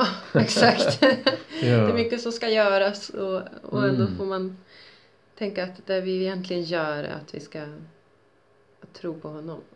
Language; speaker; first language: Swedish; native; Swedish